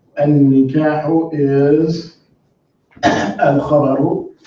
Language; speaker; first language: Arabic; non-native, fluent; English